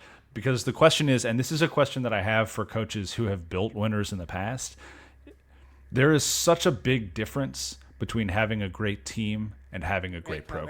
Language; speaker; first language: English; native; English